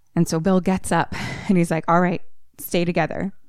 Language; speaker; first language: English; native; English